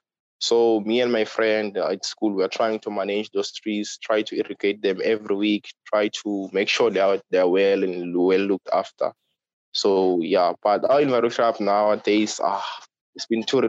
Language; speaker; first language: English; non-native, local second language; Swati